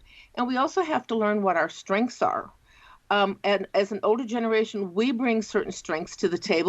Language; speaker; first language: English; native; English